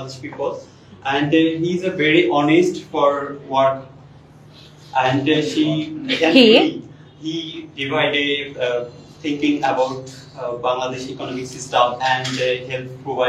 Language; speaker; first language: English; non-native, learner; Bangla